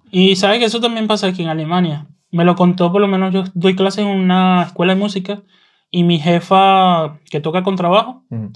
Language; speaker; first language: Spanish; native; Spanish